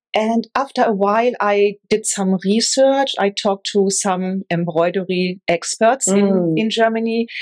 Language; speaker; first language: English; non-native, fluent; German